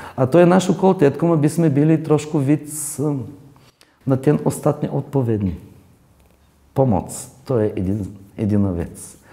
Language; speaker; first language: Czech; non-native, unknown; Bulgarian